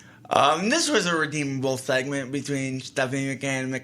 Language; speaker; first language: English; native; English